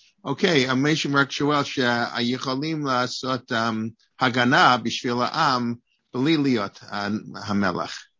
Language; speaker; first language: Hebrew; non-native, fluent; English